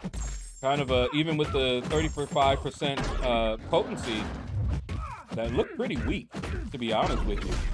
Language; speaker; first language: English; native; English